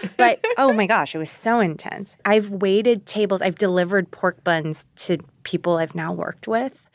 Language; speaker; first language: English; early bilingual, other home language; Korean